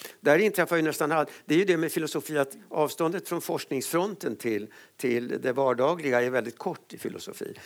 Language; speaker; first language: Swedish; native; Swedish